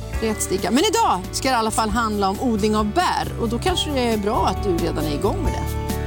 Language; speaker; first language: Swedish; native; Swedish